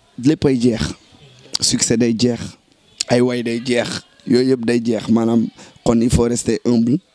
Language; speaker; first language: Wolof; native; Wolof